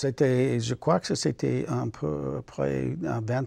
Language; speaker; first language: French; non-native, learner; English